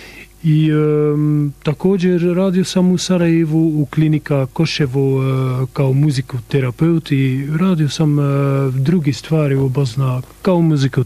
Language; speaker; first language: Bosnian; non-native, learner; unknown